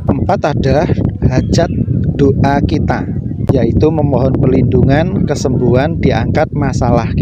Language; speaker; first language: Indonesian; native; Indonesian